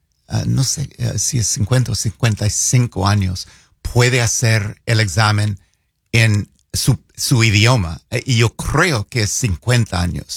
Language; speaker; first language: Spanish; non-native, fluent; English